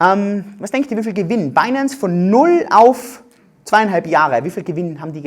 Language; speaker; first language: German; native; German